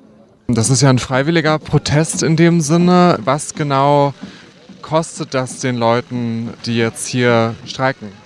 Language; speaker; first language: German; native; German